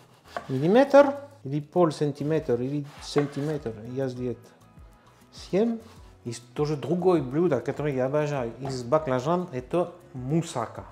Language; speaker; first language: Russian; non-native, learner; French